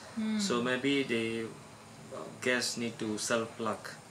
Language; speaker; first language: English; non-native, local second language; Tamil